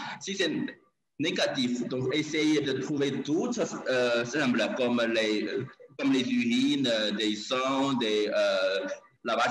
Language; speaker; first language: French; non-native, learner; Chinese